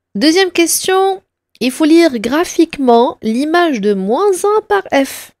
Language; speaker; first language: French; non-native, local second language; Arabic